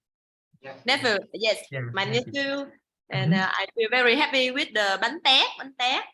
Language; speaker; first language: English; non-native, learner; Vietnamese